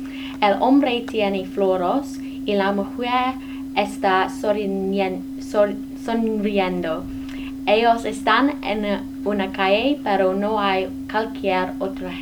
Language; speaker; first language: Spanish; non-native, learner; English